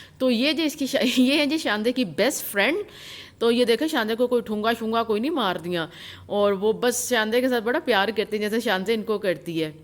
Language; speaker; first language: Urdu; non-native, local second language; Punjabi